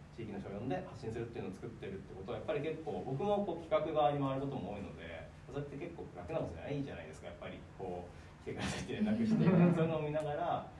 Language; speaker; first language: Japanese; native; Japanese